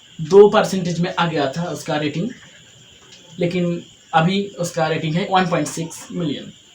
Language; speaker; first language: Hindi; non-native, local second language; Bangla